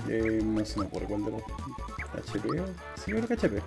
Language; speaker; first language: Spanish; native; Spanish